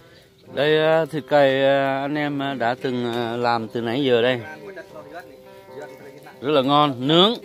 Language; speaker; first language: Vietnamese; non-native, local second language; Jarai